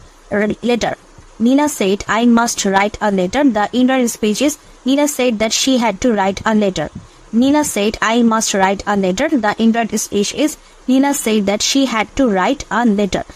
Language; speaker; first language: English; non-native, local second language; Bangla